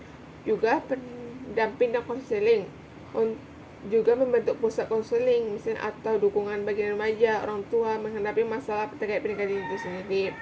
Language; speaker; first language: Indonesian; native; Indonesian